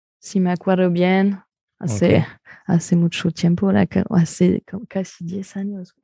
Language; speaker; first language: Spanish; non-native, fluent; French